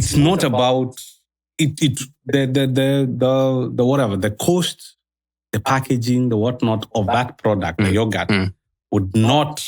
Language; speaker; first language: English; non-native, local second language; Swahili